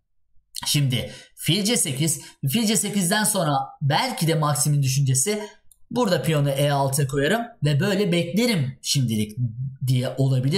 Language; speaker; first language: Turkish; native; Turkish